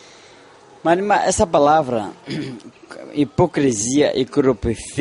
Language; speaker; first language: Spanish; non-native, fluent; Portuguese